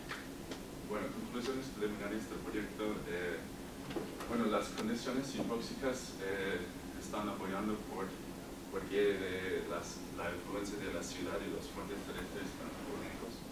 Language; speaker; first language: Spanish; non-native, learner; English